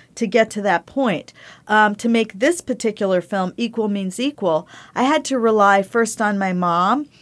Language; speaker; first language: English; early bilingual, other home language; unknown